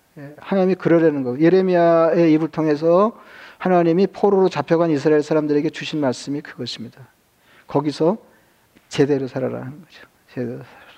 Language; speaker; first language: Korean; native; Korean